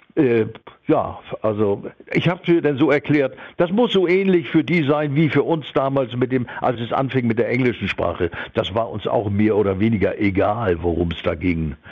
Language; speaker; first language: German; native; German